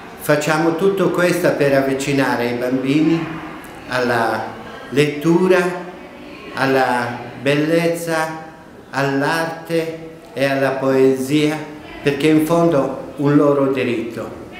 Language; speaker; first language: Italian; non-native, fluent; Kurdish